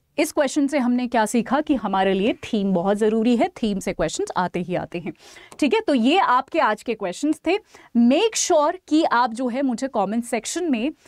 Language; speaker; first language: Hindi; native; Hindi